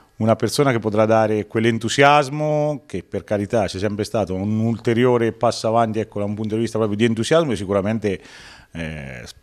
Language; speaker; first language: Italian; native; Italian